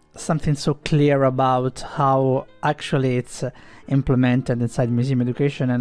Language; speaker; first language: English; non-native, fluent; Italian